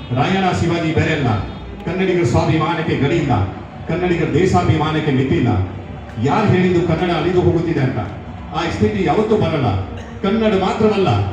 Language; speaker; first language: Kannada; non-native, local second language; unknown